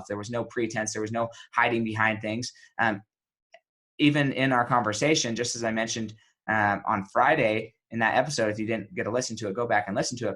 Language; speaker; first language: English; native; English